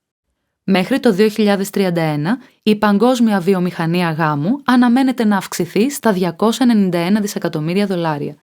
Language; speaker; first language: Greek; native; Greek